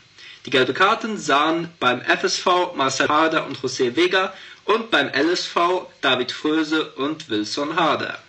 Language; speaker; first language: German; native; German